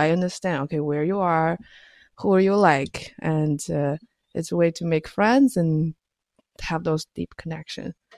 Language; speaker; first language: English; non-native, fluent; Chinese